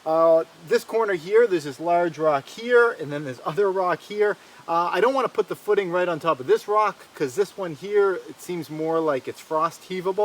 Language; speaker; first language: English; native; English